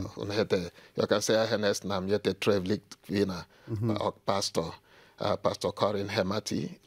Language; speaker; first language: Swedish; non-native, fluent; Igbo